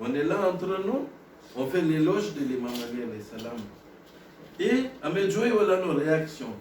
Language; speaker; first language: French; non-native, local second language; Gujarati